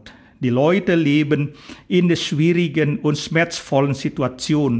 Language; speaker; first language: German; non-native, fluent; Indonesian